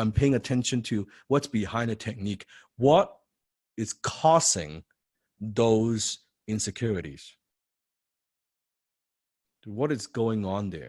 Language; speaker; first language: English; non-native, fluent; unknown